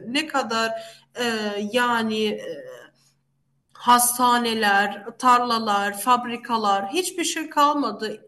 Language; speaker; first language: Turkish; non-native, fluent; Arabic